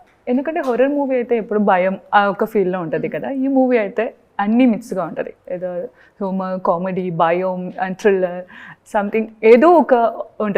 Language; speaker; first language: Telugu; non-native, learner; Malayalam